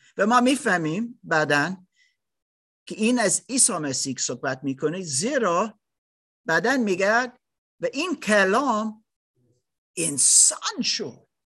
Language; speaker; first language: Persian; non-native, learner; German